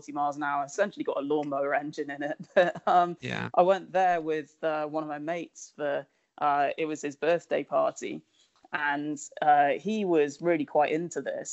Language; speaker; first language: English; native; English